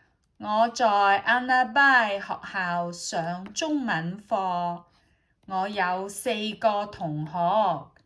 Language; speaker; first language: Chinese; non-native, learner; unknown